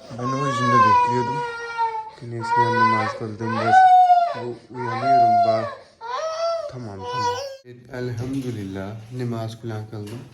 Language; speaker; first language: Turkish; non-native, learner; Urdu